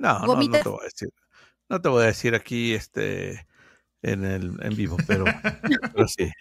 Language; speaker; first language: Spanish; native; Spanish